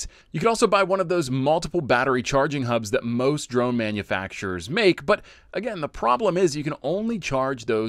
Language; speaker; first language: English; native; English